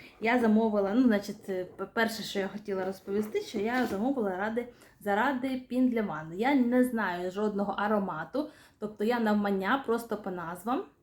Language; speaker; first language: Ukrainian; non-native, local second language; Russian